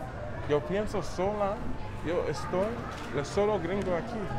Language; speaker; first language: Spanish; non-native, learner; English